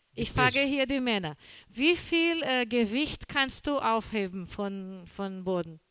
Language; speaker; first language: German; non-native, learner; Portuguese